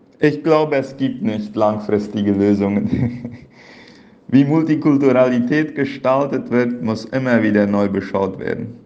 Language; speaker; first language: German; early bilingual, heritage; Plautdietsch